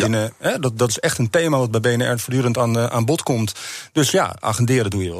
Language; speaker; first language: Dutch; native; Dutch